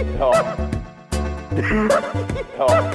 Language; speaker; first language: Swedish; native; Swedish